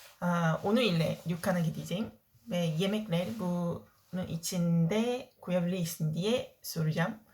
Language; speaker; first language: Turkish; non-native, learner; Korean